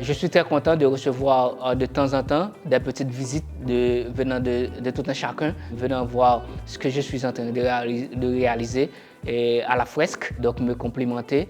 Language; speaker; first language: French; non-native, local second language; Haitian Creole